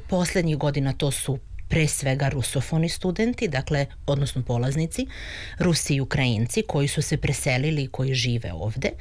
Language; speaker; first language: Serbian; native; Serbian